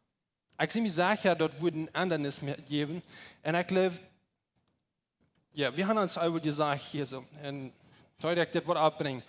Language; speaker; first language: German; non-native, learner; Plautdietsch